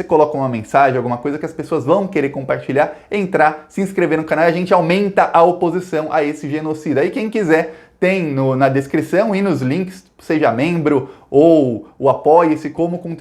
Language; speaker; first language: Portuguese; native; Portuguese